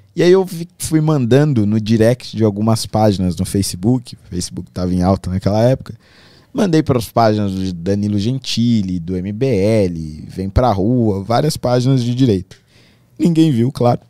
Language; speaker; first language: Portuguese; native; Portuguese